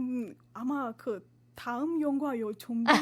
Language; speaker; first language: Korean; non-native, fluent; Marathi